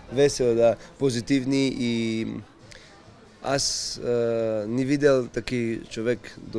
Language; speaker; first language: Bulgarian; non-native, learner; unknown